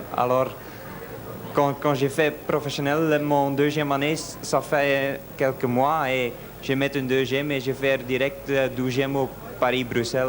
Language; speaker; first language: French; non-native, local second language; Dutch